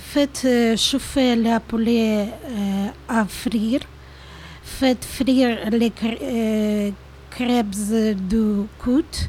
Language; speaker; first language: French; non-native, learner; Ukrainian